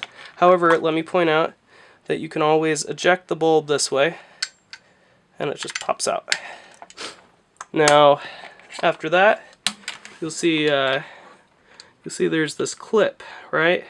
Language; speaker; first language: English; native; English